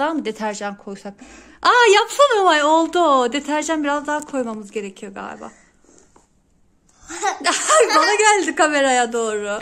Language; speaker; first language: Turkish; native; Turkish